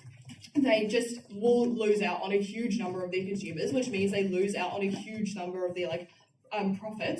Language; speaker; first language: English; native; English